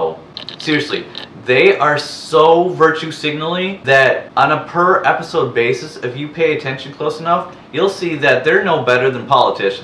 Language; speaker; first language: English; native; English